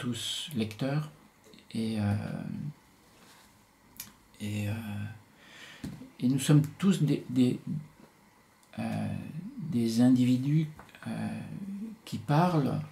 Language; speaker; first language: French; native; French